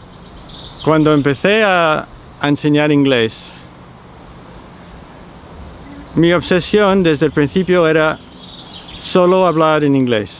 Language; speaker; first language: Spanish; non-native, fluent; English